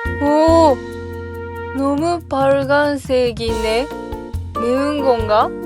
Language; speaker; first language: Korean; non-native, learner; Japanese